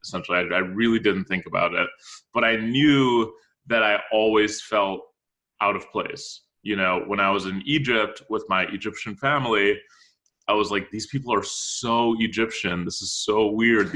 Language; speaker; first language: English; native; English